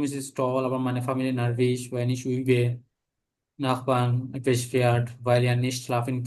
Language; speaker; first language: German; non-native, learner; Bangla